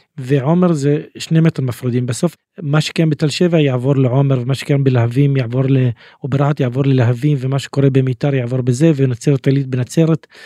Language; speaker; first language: Hebrew; non-native, local second language; Arabic